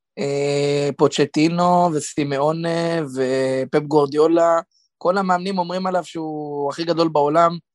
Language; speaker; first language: Hebrew; native; Hebrew